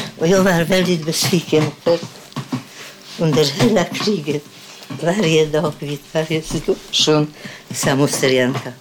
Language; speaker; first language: Swedish; non-native, fluent; Polish